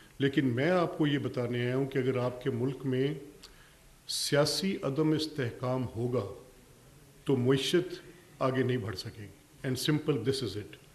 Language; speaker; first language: Urdu; non-native, local second language; Punjabi